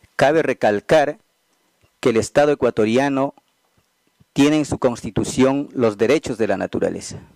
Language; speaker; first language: Spanish; native; Spanish